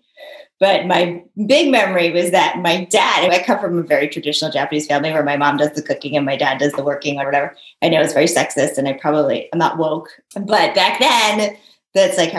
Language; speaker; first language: English; early bilingual, other home language; Japanese